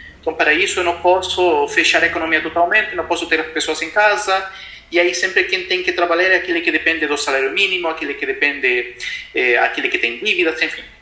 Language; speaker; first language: Portuguese; non-native, fluent; Spanish